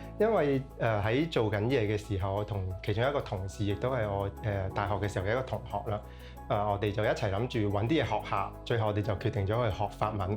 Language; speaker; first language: Cantonese; native; Cantonese